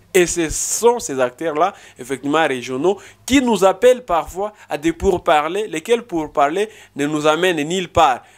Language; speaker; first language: French; non-native, local second language; Swahili